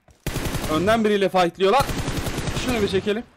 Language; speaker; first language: Turkish; native; Turkish